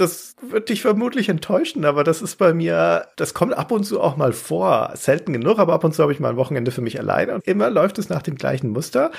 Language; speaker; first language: German; native; German